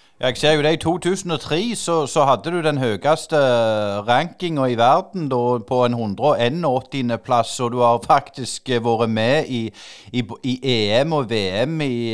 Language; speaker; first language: Norwegian; native; Norwegian